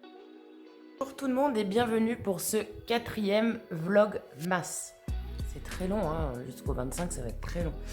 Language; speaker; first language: French; native; French